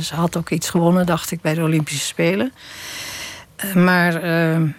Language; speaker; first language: Dutch; native; Dutch